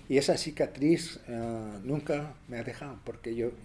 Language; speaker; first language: Spanish; early bilingual, other home language; English